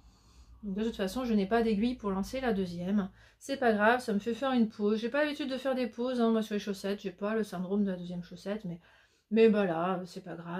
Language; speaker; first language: French; native; French